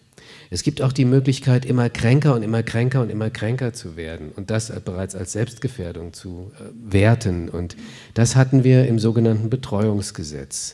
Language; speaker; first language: German; native; German